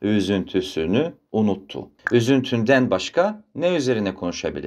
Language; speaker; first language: Turkish; non-native, fluent; Russian